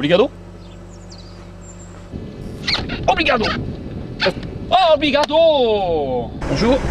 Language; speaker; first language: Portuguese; non-native, learner; French